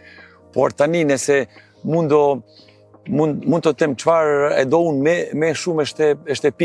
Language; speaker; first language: Albanian; non-native, learner; Serbian